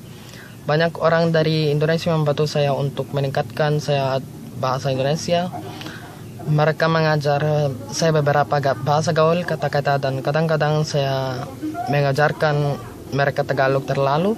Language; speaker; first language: Indonesian; non-native, learner; Filipino